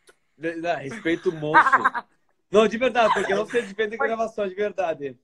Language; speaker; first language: Portuguese; native; Portuguese